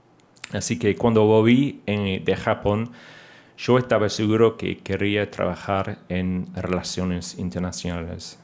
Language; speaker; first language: Spanish; non-native, fluent; English